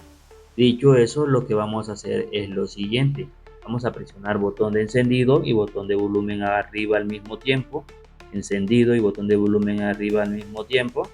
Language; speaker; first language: Spanish; native; Spanish